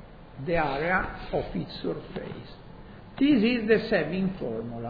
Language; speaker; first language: English; non-native, fluent; Italian